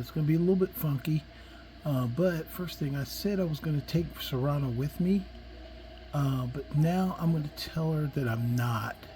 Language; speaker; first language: English; native; English